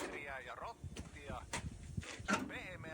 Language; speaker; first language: Finnish; native; Finnish